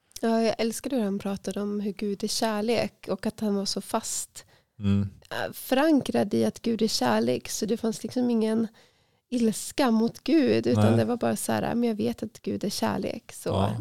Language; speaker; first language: Swedish; native; Swedish